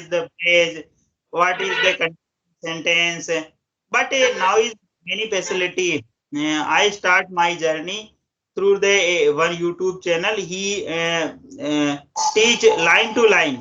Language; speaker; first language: English; non-native, local second language; Hindi